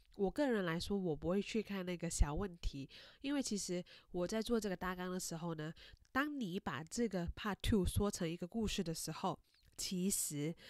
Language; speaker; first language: Chinese; native; Chinese